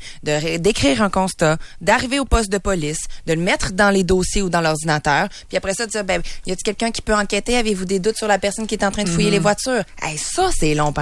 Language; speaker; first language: French; native; French